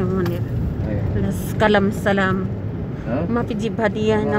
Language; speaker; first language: Arabic; non-native, learner; Filipino